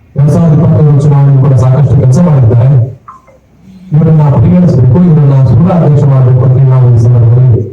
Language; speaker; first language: Kannada; non-native, local second language; Urdu